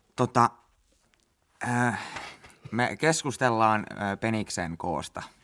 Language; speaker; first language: Finnish; native; Finnish